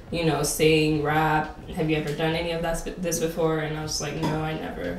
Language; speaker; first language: English; non-native, fluent; Japanese